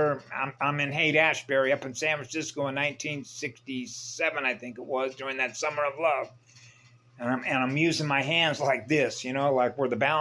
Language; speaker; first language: English; native; English